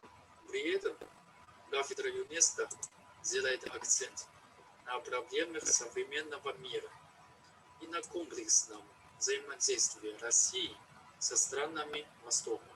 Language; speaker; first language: Russian; non-native, fluent; Chinese